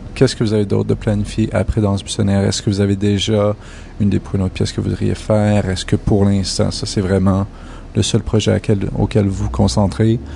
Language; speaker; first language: French; native; French